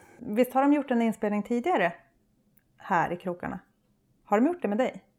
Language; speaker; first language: Swedish; native; Swedish